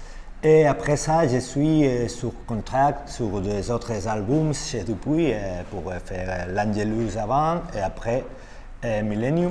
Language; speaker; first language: French; non-native, learner; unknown